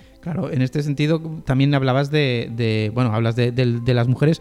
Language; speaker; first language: Spanish; native; Spanish